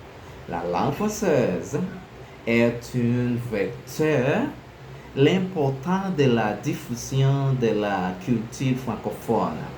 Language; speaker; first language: French; non-native, learner; Spanish